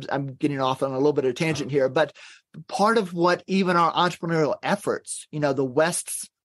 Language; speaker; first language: English; native; English